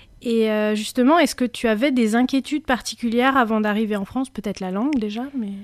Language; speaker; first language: French; native; French